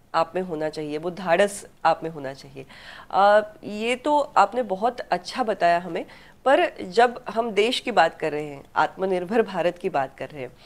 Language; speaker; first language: Hindi; non-native, local second language; Marathi